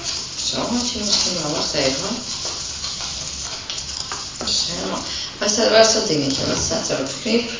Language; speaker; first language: Dutch; native; Dutch